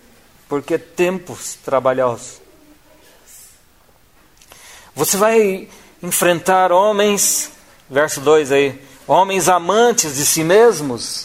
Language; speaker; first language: Portuguese; native; Portuguese